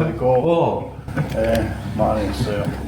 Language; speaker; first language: English; non-native, fluent; German